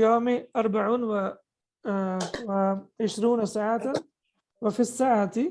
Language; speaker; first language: Arabic; non-native, fluent; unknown